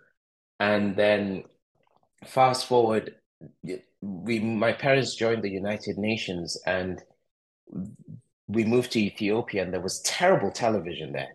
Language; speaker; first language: English; non-native, local second language; Igbo